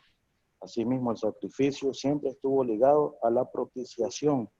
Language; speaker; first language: Spanish; native; Spanish